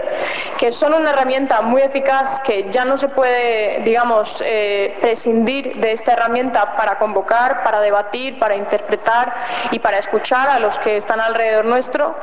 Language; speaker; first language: Spanish; native; Spanish